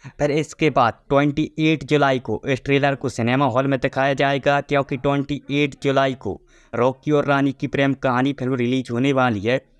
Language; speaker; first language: Hindi; native; Hindi